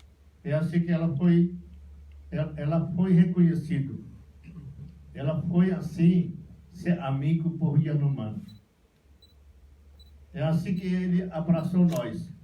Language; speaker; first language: Portuguese; non-native, local second language; Yanomámi